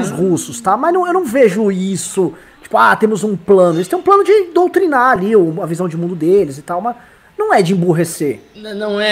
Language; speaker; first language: Portuguese; native; Portuguese